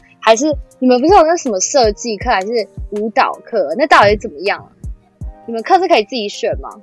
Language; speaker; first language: Chinese; native; Chinese